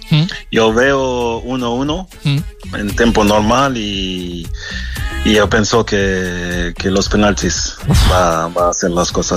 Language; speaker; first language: Spanish; non-native, fluent; French